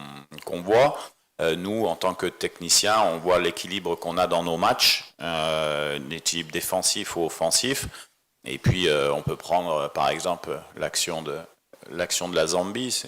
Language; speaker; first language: French; native; French